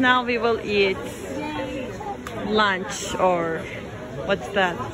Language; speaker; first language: English; non-native, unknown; Turkish